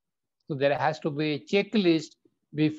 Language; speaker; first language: English; non-native, local second language; Bangla